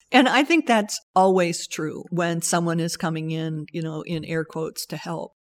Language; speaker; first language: English; native; English